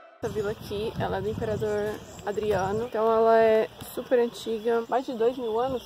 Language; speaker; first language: Portuguese; native; Portuguese